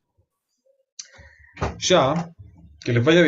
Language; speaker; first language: Spanish; native; Spanish